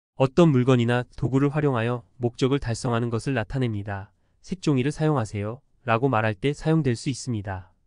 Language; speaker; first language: Korean; native; Korean